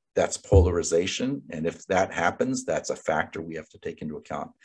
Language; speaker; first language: English; native; English